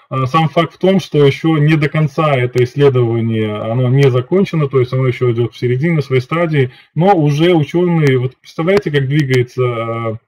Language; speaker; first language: Russian; native; Russian